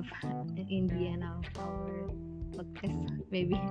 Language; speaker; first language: English; non-native, learner; Indonesian